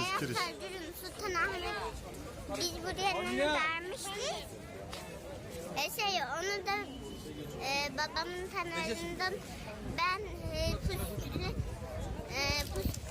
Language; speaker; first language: Turkish; early bilingual, other home language; Uzbek